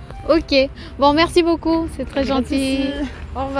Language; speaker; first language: French; non-native, fluent; Spanish